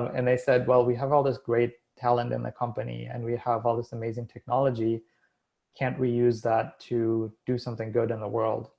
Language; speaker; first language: English; non-native, fluent; German